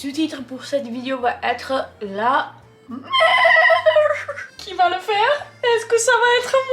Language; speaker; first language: French; non-native, fluent; English